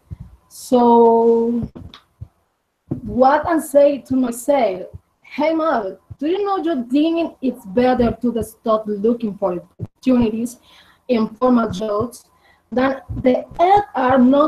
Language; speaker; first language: English; non-native, learner; Spanish